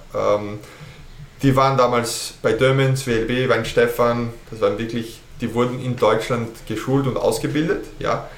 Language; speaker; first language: German; early bilingual, heritage; German